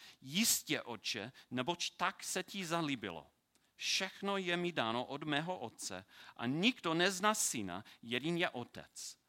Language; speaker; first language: Czech; non-native, learner; English